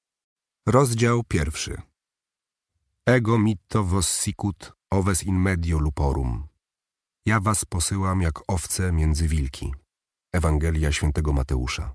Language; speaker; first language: Polish; native; Polish